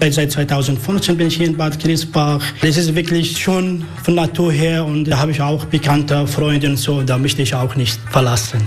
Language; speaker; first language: German; non-native, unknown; Arabic